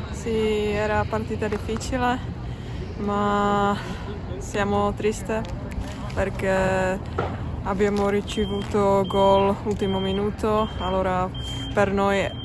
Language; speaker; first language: Italian; non-native, learner; Czech